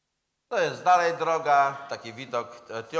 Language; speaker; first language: Polish; native; Polish